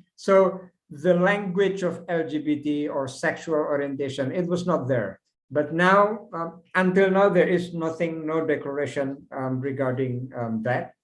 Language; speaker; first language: English; non-native, fluent; Indonesian